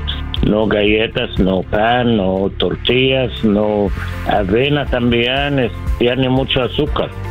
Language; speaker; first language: Spanish; non-native, learner; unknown